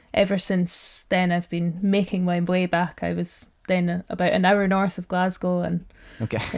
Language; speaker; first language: English; native; English